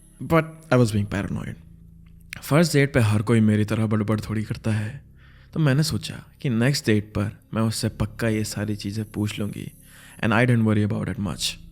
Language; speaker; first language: Hindi; native; Hindi